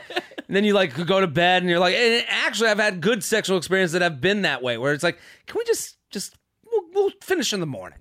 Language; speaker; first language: English; native; English